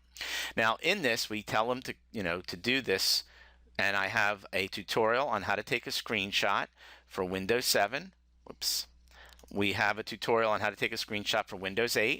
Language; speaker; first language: English; native; English